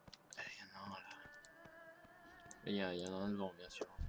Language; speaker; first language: French; native; French